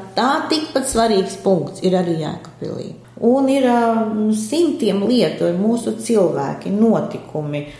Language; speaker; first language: Latvian; native; Latvian